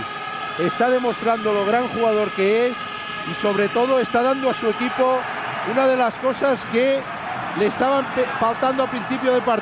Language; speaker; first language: Spanish; native; Spanish